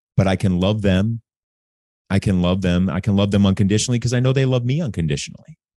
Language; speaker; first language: English; native; English